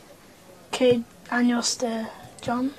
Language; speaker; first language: Spanish; non-native, learner; English